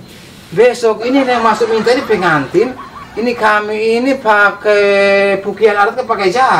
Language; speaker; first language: Indonesian; native; Indonesian